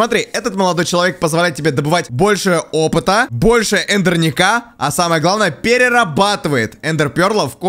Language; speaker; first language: Russian; native; Russian